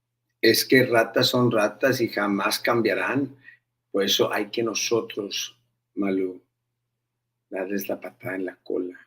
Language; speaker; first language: Spanish; early bilingual, heritage; Spanish